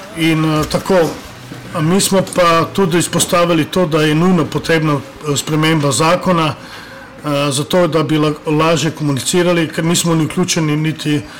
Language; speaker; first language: Slovenian; non-native, local second language; Romany